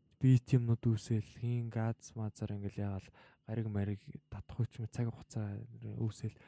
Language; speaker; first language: Mongolian; native; Mongolian